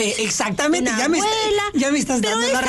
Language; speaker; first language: Spanish; native; Spanish